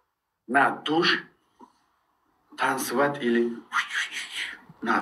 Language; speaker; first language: Russian; non-native, learner; Uzbek